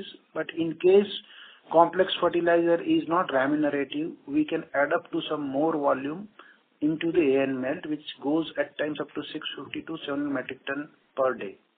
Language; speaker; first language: English; non-native, local second language; Gujarati